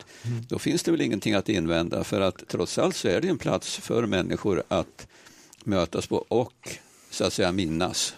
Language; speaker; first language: Swedish; native; Swedish